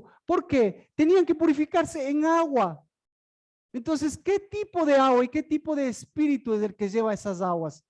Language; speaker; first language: Spanish; native; Spanish